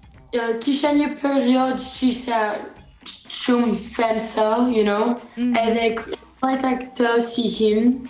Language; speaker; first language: Albanian; early bilingual, heritage; Albanian